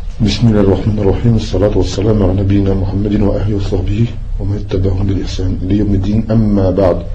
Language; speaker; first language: Arabic; non-native, fluent; French